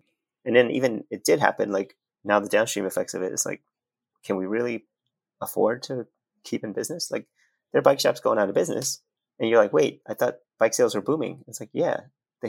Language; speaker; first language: English; native; English